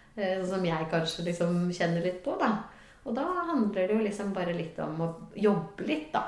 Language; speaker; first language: Norwegian; native; Norwegian